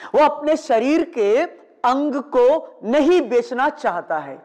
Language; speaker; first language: Hindi; non-native, local second language; Malayalam